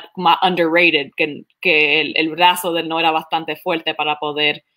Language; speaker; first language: Spanish; early bilingual, heritage; Spanish